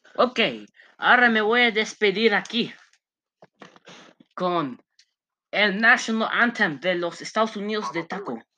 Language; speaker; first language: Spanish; non-native, learner; English